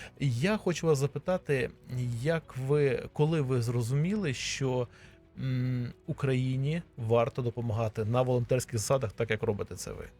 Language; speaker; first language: Ukrainian; native; Ukrainian